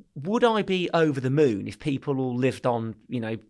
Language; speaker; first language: English; native; English